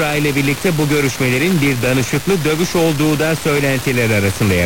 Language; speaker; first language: Turkish; native; Turkish